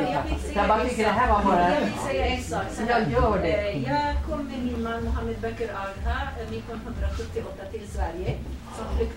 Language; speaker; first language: Swedish; non-native, fluent; Kurdish